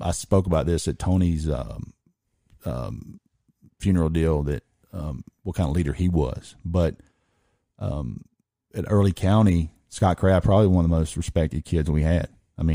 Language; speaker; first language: English; native; English